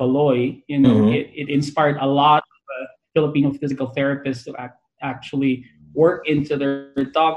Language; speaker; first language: English; non-native, local second language; Pangasinan